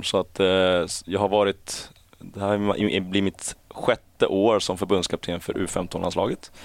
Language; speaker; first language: Swedish; early bilingual, other home language; Chinese